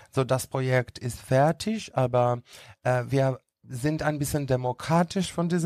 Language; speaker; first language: German; non-native, learner; Greek